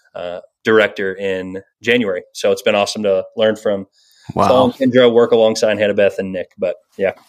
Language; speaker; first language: English; native; English